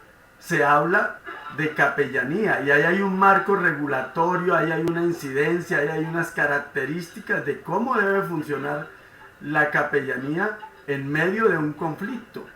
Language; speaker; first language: Spanish; native; Spanish